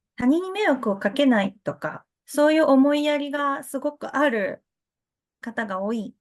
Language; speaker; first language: Japanese; early bilingual, other home language; Chinese